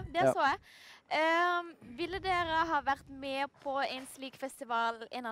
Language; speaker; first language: Norwegian; non-native, learner; Lithuanian